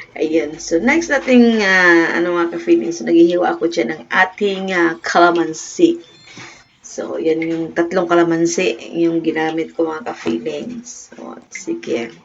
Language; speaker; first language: Filipino; non-native, local second language; Cebuano